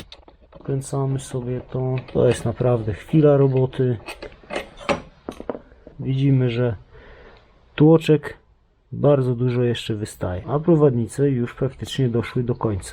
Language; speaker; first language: Polish; native; Polish